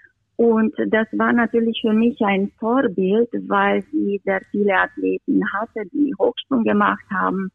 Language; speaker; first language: German; non-native, fluent; Romanian